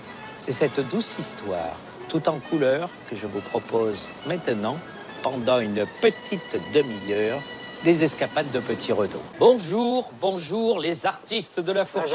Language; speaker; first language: French; native; French